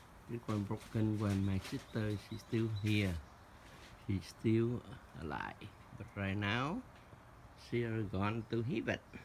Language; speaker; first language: English; non-native, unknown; Vietnamese